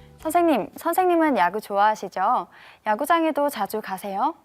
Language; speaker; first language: Korean; native; Korean